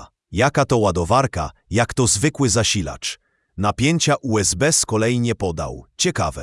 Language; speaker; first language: Polish; native; Polish